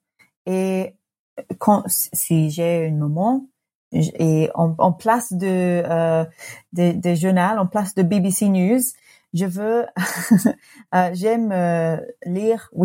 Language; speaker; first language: French; non-native, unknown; English